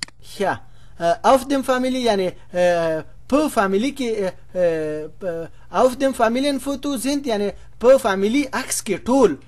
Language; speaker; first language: German; non-native, learner; Pashto